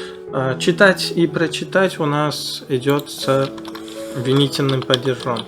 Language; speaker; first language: Russian; non-native, fluent; Uzbek